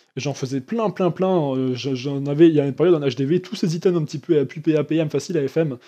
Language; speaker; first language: French; native; French